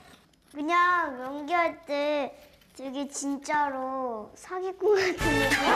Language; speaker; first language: Korean; native; Korean